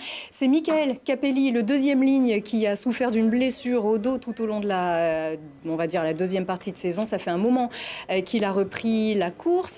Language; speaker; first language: French; native; French